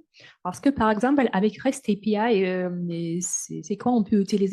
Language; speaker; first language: French; non-native, fluent; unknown